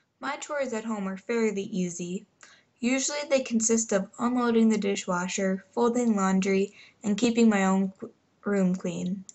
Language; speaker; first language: English; native; English